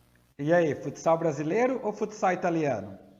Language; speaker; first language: Portuguese; native; Portuguese